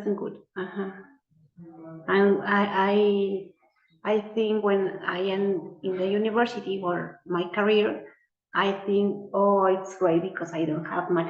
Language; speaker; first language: English; non-native, learner; Spanish